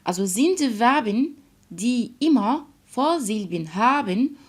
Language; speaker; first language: German; non-native, fluent; Arabic